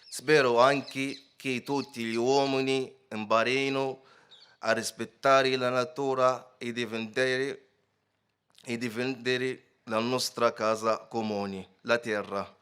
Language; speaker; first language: Italian; non-native, fluent; Arabic